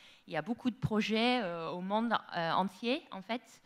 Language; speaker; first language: French; non-native, fluent; English